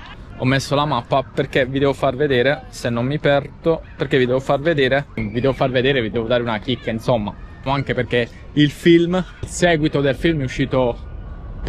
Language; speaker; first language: Italian; native; Italian